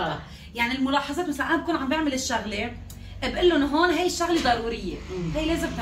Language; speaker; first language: Arabic; native; Arabic